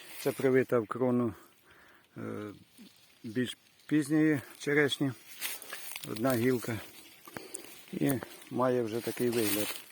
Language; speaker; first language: Ukrainian; native; Ukrainian